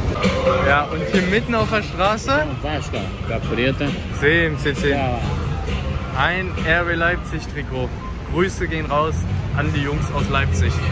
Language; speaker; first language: German; native; German